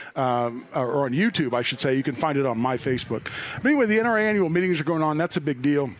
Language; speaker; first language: English; native; English